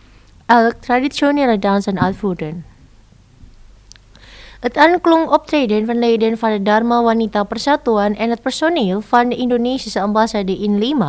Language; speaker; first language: Dutch; non-native, fluent; Indonesian